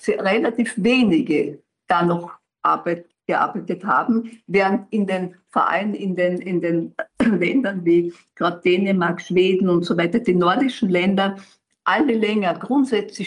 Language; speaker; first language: German; native; German